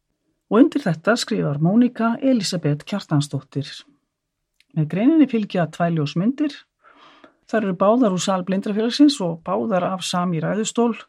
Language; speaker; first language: Icelandic; native; Icelandic